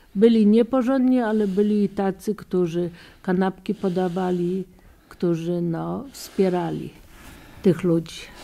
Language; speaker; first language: Polish; native; Polish